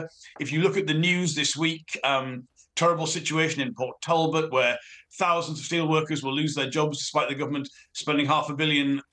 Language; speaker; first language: English; native; English